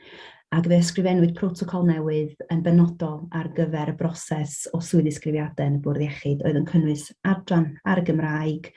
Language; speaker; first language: Welsh; native; Welsh